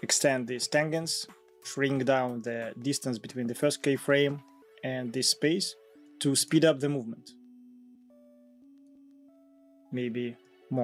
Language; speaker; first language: English; non-native, fluent; Russian